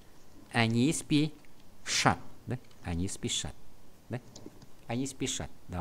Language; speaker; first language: Russian; non-native, fluent; Vietnamese